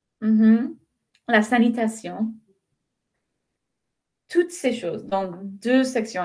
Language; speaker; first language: French; non-native, fluent; English